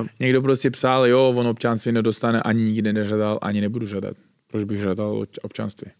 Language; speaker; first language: Czech; non-native, fluent; Uzbek